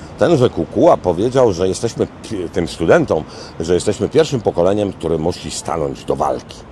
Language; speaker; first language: Polish; native; Polish